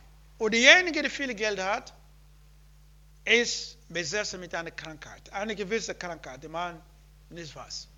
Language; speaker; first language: German; non-native, learner; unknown